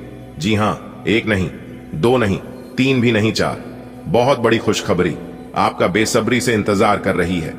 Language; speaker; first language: Hindi; native; Hindi